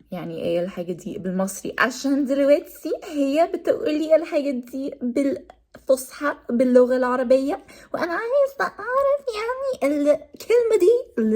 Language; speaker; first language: Arabic; non-native, learner; English